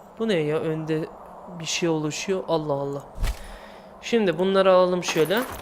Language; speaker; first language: Turkish; native; Turkish